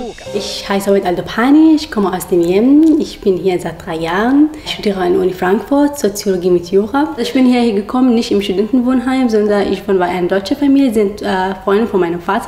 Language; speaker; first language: German; non-native, fluent; Arabic